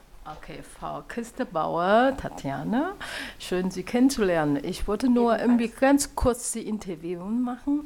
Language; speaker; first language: German; non-native, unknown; Chinese